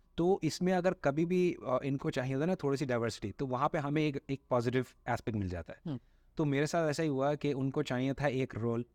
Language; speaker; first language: Urdu; native; Urdu